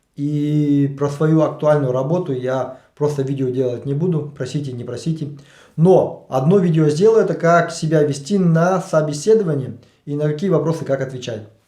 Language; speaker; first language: Russian; native; Russian